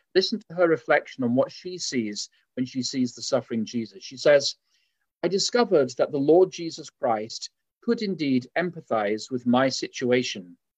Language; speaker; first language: English; native; English